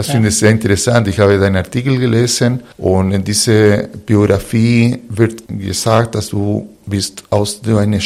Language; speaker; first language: German; non-native, fluent; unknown